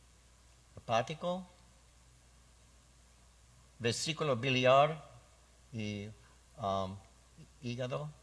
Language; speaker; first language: Spanish; non-native, learner; English